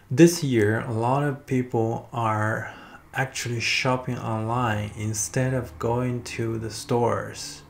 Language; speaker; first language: English; non-native, fluent; Chinese